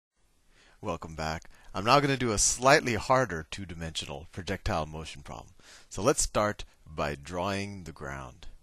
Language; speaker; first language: English; native; English